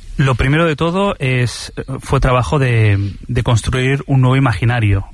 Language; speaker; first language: Spanish; early bilingual, other home language; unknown